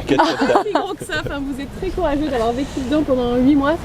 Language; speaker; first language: French; native; French